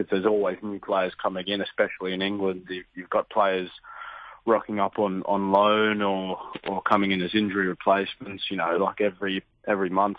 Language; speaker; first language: English; native; English